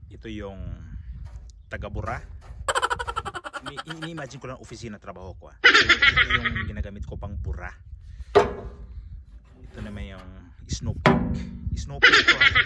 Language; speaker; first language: Filipino; native; Filipino